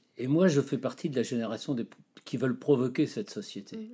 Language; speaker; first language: French; native; French